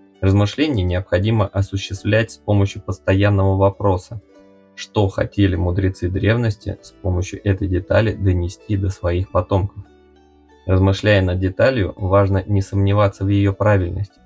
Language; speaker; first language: Russian; native; Russian